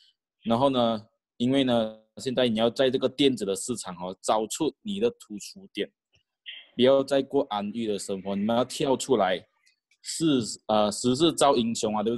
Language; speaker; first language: Chinese; native; Chinese